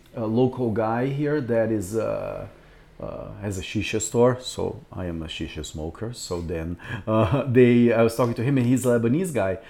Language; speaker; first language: English; non-native, fluent; Portuguese